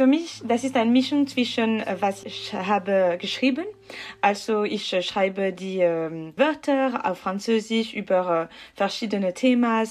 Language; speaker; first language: German; non-native, learner; French